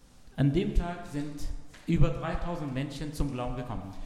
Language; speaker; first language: German; non-native, fluent; Arabic